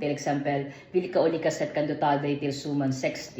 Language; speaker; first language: Swedish; non-native, learner; Filipino